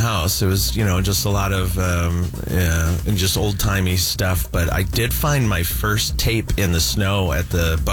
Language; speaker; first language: English; native; English